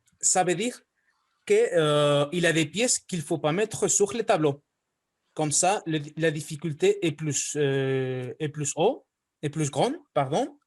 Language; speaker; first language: French; non-native, fluent; Spanish